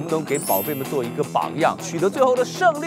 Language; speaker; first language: Chinese; native; Chinese